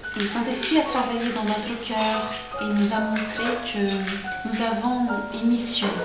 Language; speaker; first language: French; non-native, fluent; Portuguese